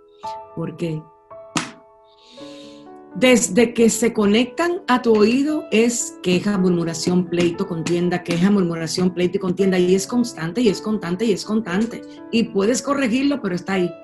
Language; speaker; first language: Spanish; native; Spanish